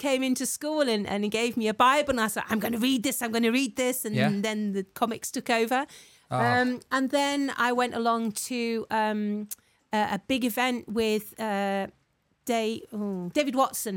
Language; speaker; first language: English; native; English